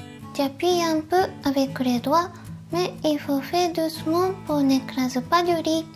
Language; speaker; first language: French; non-native, fluent; Japanese